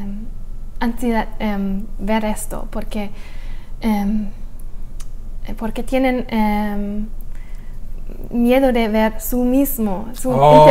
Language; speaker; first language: Spanish; non-native, fluent; German